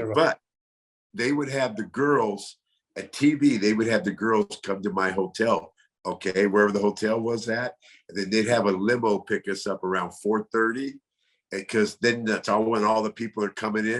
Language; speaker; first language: English; native; English